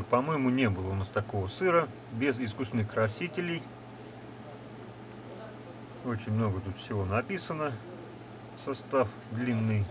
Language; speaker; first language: Russian; native; Russian